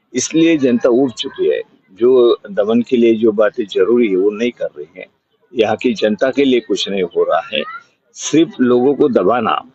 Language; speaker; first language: Hindi; non-native, local second language; Marathi